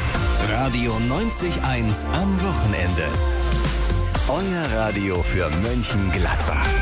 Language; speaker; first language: German; native; German